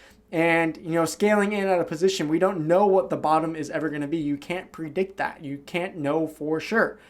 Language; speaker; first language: English; native; English